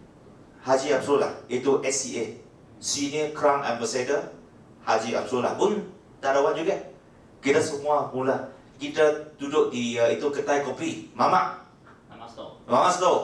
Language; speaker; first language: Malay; non-native, local second language; Chinese